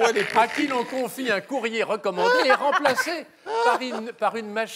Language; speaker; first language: French; native; French